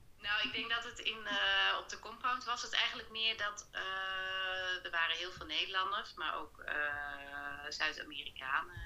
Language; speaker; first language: Dutch; native; Dutch